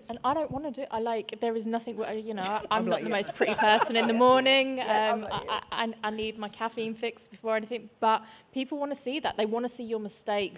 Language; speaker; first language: English; native; English